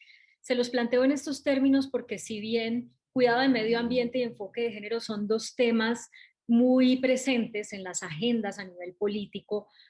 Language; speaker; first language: Spanish; native; Spanish